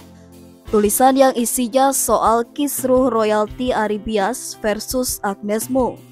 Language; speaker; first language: Indonesian; native; Indonesian